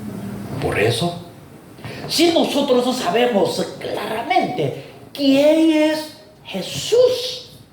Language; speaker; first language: Spanish; non-native, fluent; Korean